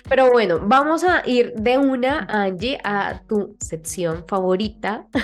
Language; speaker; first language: Spanish; native; Spanish